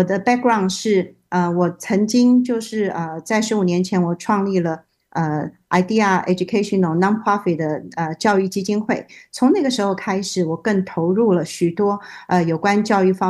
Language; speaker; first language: Chinese; native; Chinese